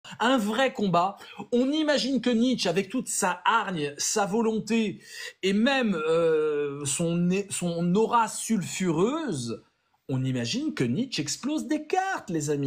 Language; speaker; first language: French; native; French